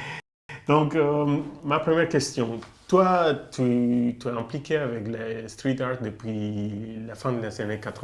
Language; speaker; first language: French; non-native, fluent; Spanish